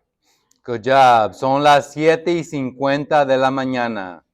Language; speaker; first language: Spanish; non-native, fluent; English